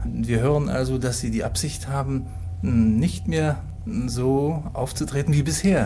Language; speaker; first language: German; native; German